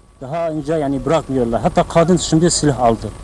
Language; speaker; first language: Turkish; non-native, learner; Kurdish